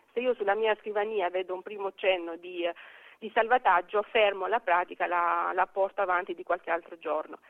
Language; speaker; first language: Italian; non-native, fluent; Albanian